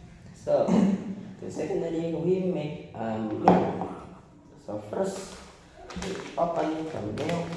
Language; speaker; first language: English; non-native, learner; Indonesian